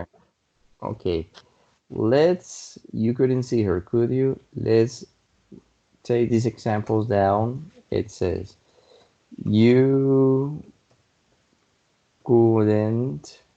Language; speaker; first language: English; non-native, fluent; Spanish